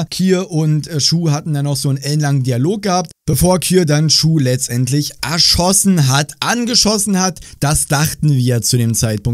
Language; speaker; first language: German; native; German